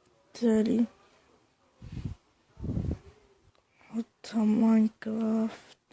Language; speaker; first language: Arabic; native; Arabic